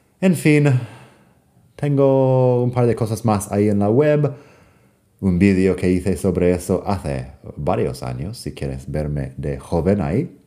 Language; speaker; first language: Spanish; non-native, fluent; English